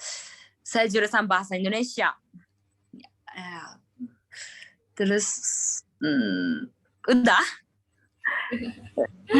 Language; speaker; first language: Indonesian; non-native, learner; Japanese